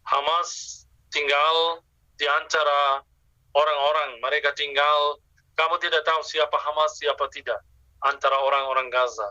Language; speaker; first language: Indonesian; non-native, fluent; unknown